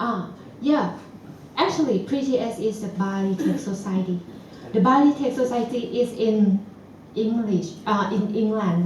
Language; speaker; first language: English; non-native, fluent; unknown